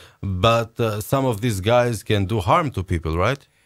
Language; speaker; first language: English; non-native, fluent; Albanian